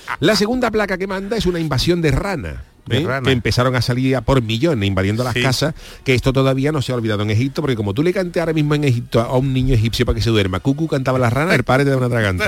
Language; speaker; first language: Spanish; native; Spanish